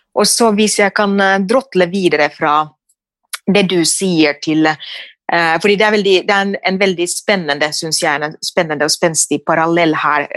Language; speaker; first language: Norwegian; non-native, fluent; Finnish